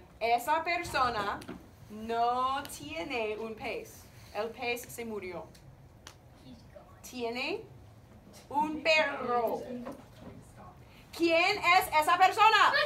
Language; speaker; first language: Spanish; non-native, fluent; English